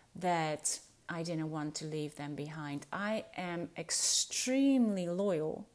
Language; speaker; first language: English; non-native, fluent; Dutch